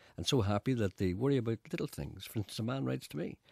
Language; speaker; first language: English; native; English